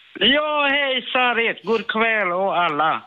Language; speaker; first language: Swedish; non-native, learner; Burmese